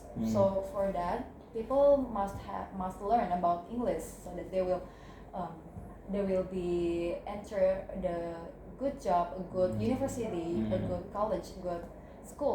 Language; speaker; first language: English; non-native, learner; Indonesian